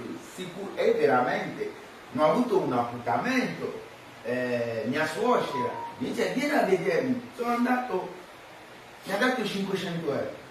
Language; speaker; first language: Italian; non-native, fluent; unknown